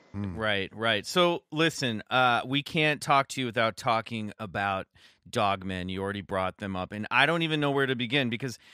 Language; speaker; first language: English; native; English